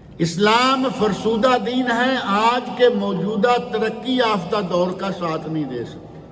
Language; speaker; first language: Urdu; native; Urdu